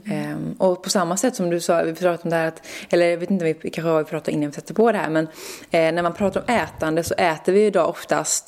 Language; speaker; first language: Swedish; native; Swedish